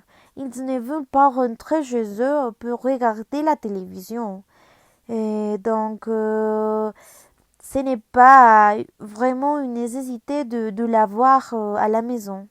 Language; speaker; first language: French; non-native, learner; Spanish